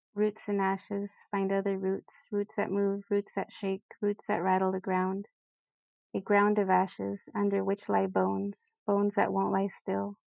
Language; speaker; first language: English; early bilingual, other home language; Spanish